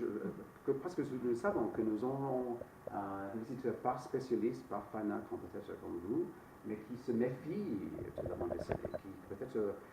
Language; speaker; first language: French; non-native, fluent; English